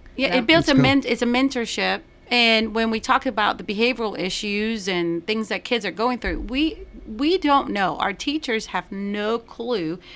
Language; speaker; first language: English; non-native, fluent; Spanish